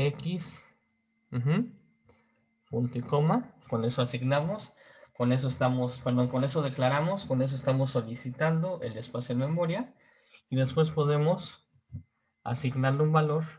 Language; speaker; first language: Spanish; native; Spanish